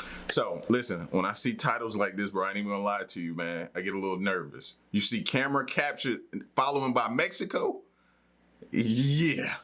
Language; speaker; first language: English; native; English